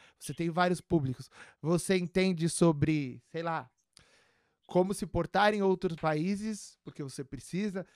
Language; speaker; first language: Portuguese; native; Portuguese